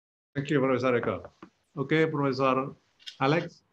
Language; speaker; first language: English; non-native, fluent; Indonesian